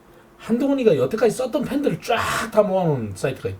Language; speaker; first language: Korean; native; Korean